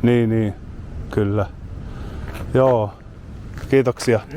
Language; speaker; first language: Finnish; native; Finnish